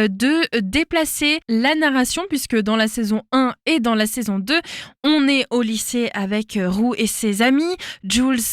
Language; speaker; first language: French; native; French